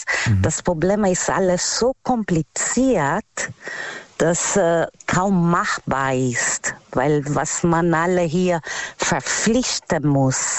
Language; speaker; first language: German; non-native, learner; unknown